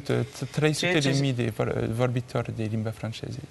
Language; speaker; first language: Romanian; non-native, learner; French